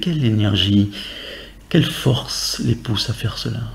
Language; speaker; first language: French; native; French